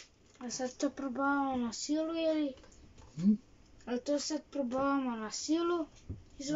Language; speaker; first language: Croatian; early bilingual, heritage; Croatian